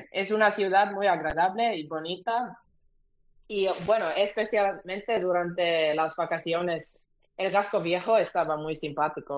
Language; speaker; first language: Spanish; non-native, learner; Finnish